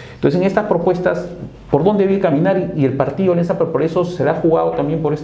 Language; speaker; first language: Spanish; native; Spanish